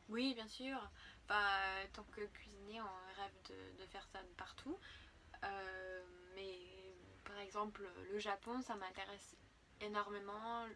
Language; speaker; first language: French; non-native, fluent; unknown